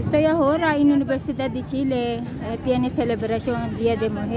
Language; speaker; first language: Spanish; non-native, learner; Filipino